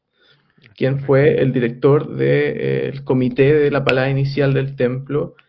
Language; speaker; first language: Spanish; native; Spanish